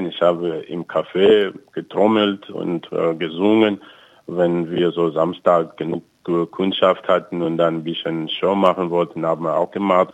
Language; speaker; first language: German; non-native, fluent; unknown